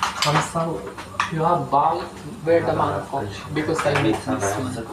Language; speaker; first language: English; non-native, learner; Filipino